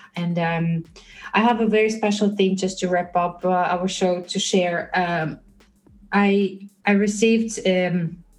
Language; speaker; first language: English; non-native, fluent; Russian